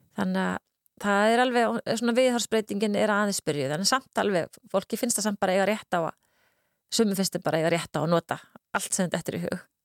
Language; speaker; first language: Icelandic; native; Icelandic